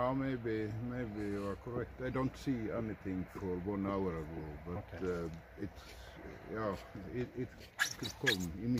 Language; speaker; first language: English; non-native, learner; Norwegian